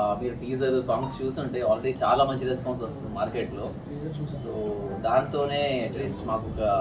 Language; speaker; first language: Telugu; native; Telugu